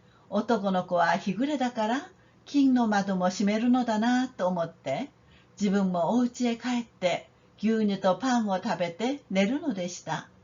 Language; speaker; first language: Japanese; non-native, fluent; Korean